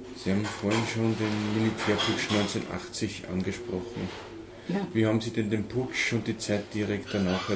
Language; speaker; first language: German; native; German